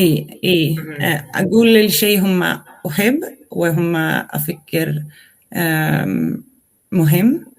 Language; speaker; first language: Arabic; non-native, learner; Swedish